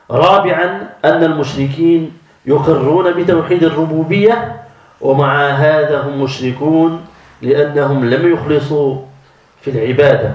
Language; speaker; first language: Arabic; non-native, fluent; French